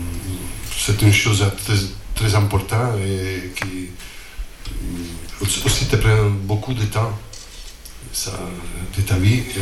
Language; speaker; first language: French; non-native, fluent; Italian